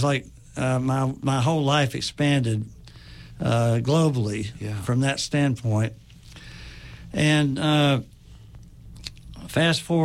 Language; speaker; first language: English; native; English